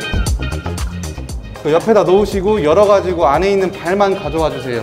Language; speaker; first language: Korean; native; Korean